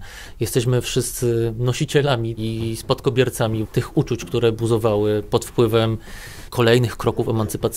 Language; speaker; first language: Polish; native; Polish